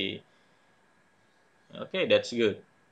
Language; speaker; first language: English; non-native, fluent; Indonesian